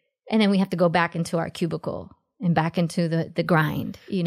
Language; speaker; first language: English; early bilingual, other home language; Spanish